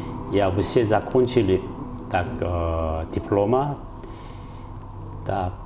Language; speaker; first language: Russian; non-native, learner; Korean